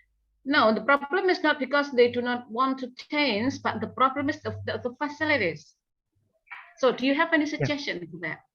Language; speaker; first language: English; non-native, fluent; Indonesian